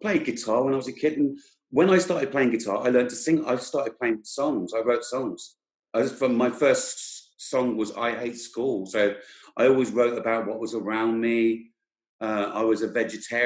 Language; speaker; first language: English; native; English